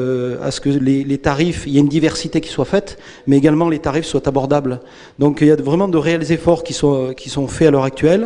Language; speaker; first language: French; native; French